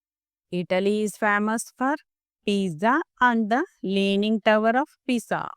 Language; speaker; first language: English; non-native, local second language; Telugu